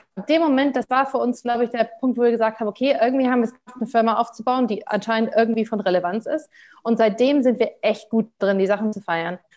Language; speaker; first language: German; early bilingual, other home language; English